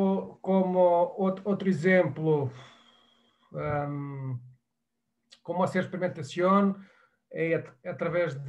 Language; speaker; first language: Spanish; non-native, fluent; Portuguese